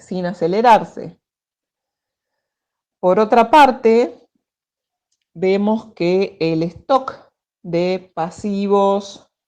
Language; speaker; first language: Spanish; native; Spanish